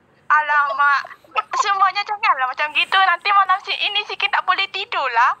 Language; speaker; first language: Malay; non-native, learner; Vietnamese